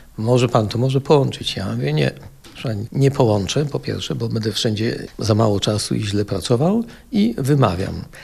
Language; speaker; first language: Polish; native; Polish